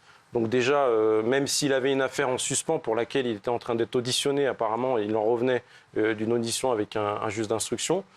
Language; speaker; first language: French; native; French